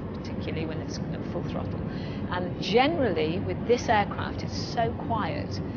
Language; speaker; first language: English; native; English